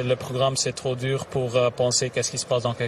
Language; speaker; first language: French; non-native, local second language; Dutch